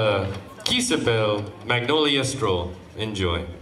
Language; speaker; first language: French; non-native, learner; English